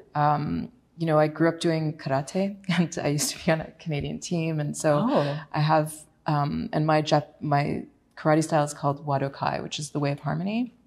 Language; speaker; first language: English; native; English